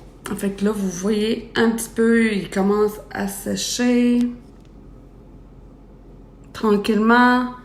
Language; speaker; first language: French; native; French